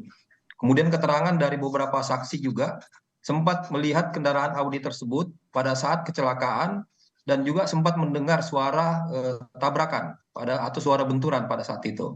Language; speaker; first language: Indonesian; native; Indonesian